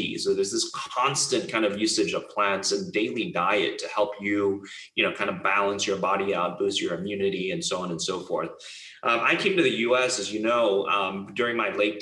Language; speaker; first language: English; non-native, local second language; Cantonese